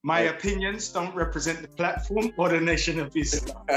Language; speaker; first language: English; native; English